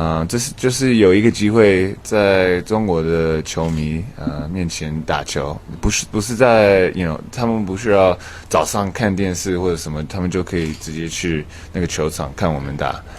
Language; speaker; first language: Chinese; early bilingual, heritage; English